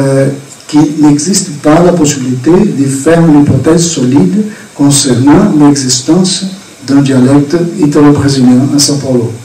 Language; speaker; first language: French; non-native, fluent; Portuguese